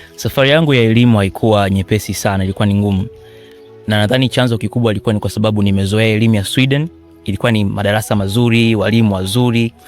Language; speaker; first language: Swahili; native; Swahili